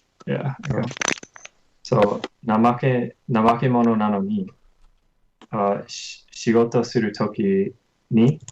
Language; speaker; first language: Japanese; non-native, learner; English